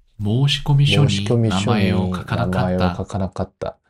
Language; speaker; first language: Japanese; non-native, learner; Korean